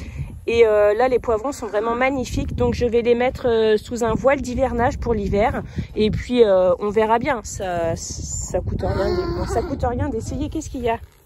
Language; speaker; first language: French; native; French